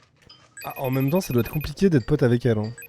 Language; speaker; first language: French; native; French